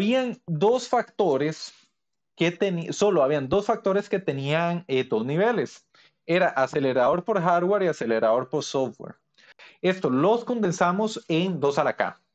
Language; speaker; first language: Spanish; native; Spanish